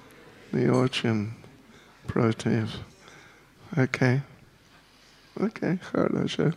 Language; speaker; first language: Russian; non-native, learner; English